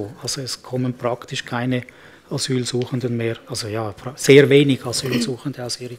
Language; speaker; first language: German; native; German